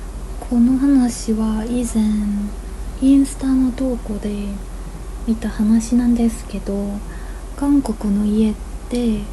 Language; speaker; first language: Japanese; non-native, fluent; Korean